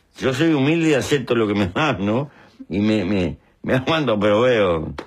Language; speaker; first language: Spanish; native; Spanish